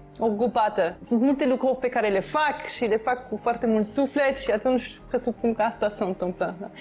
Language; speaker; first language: Romanian; non-native, fluent; French